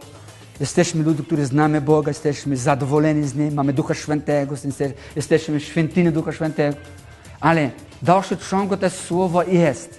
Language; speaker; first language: Polish; non-native, learner; Portuguese